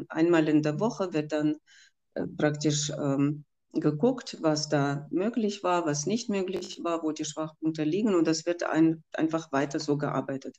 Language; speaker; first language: German; non-native, fluent; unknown